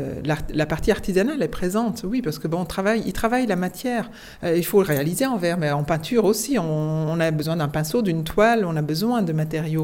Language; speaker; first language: French; native; French